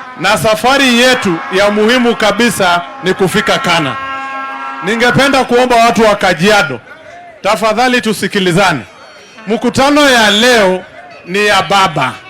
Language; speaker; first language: Swahili; non-native, local second language; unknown